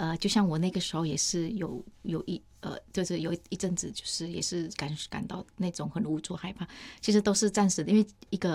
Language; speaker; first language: Chinese; non-native, fluent; Vietnamese